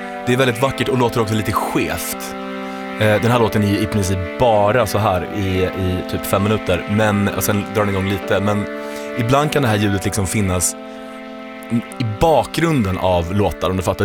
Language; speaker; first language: Swedish; native; Swedish